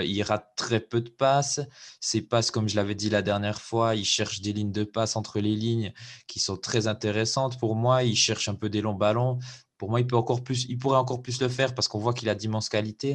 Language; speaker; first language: French; native; French